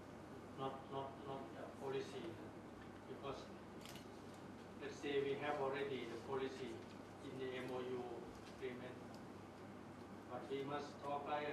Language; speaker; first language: English; non-native, learner; Thai